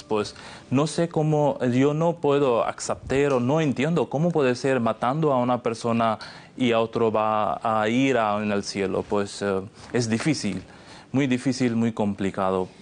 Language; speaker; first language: Spanish; non-native, fluent; Urdu